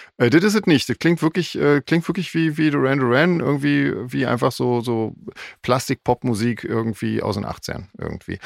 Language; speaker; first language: German; native; German